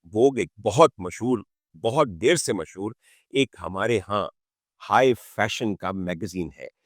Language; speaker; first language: Urdu; native; Urdu